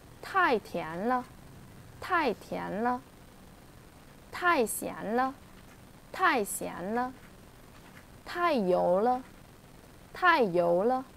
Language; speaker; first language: Chinese; non-native, fluent; Vietnamese